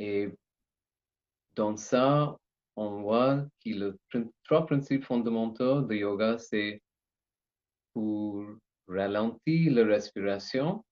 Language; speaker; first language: French; non-native, learner; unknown